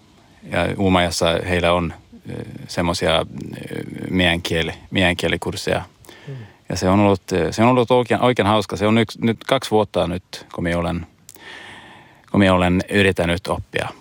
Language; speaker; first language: Finnish; early bilingual, heritage; Swedish